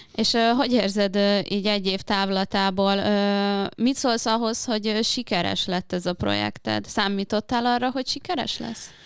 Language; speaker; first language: Hungarian; native; Hungarian